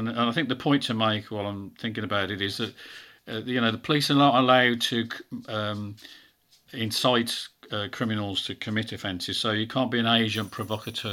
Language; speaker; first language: English; native; English